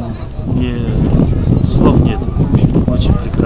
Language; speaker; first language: Russian; non-native, local second language; Kazakh